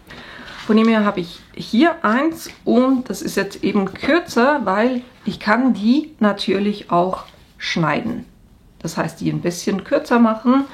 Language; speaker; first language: German; native; German